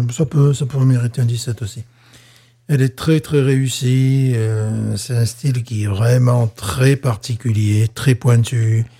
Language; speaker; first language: French; native; French